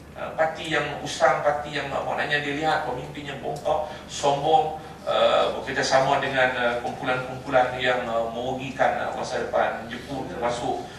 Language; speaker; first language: Malay; native; Malay